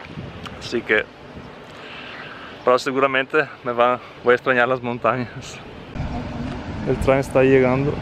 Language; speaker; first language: Spanish; non-native, fluent; Italian